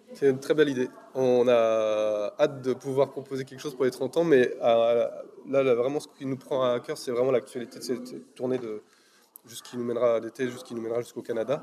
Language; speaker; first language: French; native; French